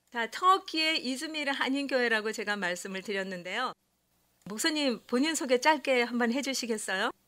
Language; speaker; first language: Korean; native; Korean